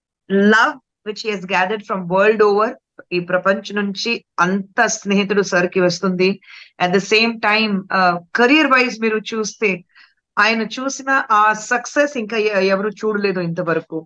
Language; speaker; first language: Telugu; non-native, fluent; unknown